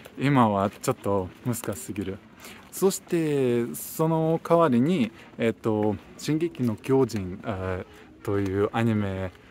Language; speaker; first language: Japanese; non-native, fluent; Russian